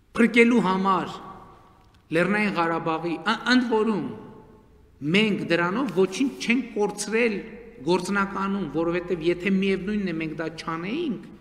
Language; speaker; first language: Armenian; native; Armenian